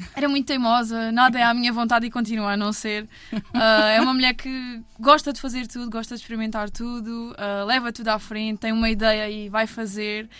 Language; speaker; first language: Portuguese; native; Portuguese